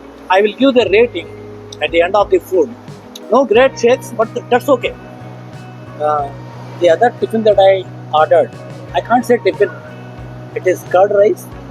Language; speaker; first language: English; non-native, local second language; Telugu